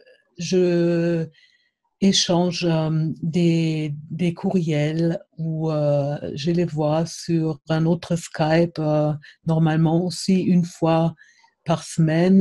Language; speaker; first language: French; non-native, fluent; German